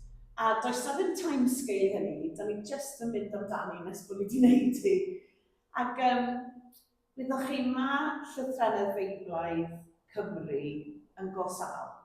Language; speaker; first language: Welsh; native; Welsh